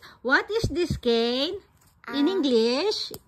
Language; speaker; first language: English; non-native, local second language; Filipino